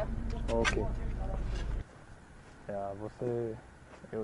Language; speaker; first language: Portuguese; non-native, learner; English